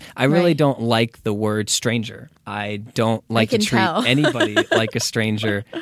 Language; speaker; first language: English; native; English